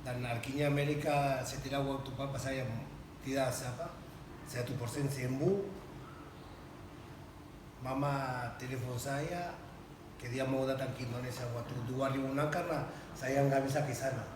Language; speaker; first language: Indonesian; non-native, fluent; Spanish